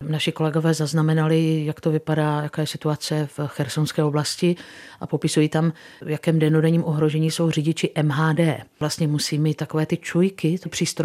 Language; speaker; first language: Czech; native; Czech